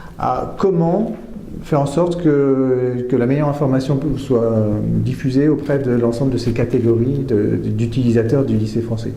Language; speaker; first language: French; native; French